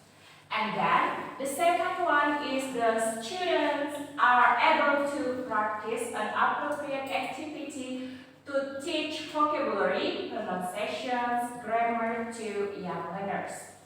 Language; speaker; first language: English; non-native, fluent; Indonesian